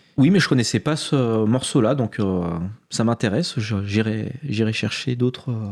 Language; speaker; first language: French; native; French